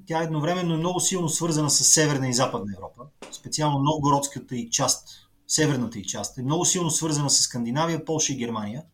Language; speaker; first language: Bulgarian; native; Bulgarian